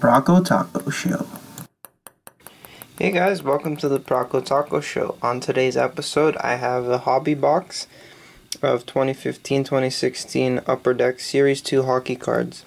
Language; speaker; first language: English; native; English